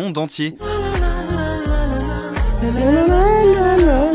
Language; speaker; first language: French; native; French